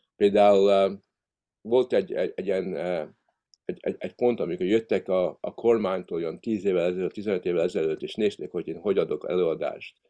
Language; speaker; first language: Hungarian; early bilingual, heritage; Hungarian